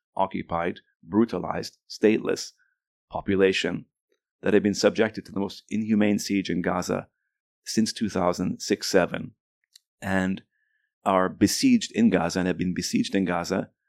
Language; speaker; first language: English; early bilingual, other home language; Arabic